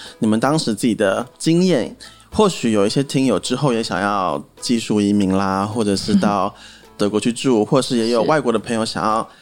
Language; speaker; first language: Chinese; native; Chinese